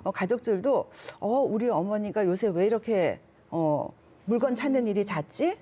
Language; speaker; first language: Korean; native; Korean